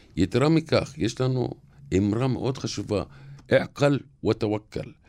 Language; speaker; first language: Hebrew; non-native, local second language; Arabic